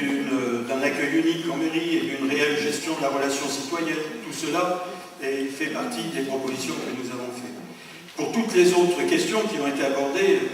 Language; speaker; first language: French; native; French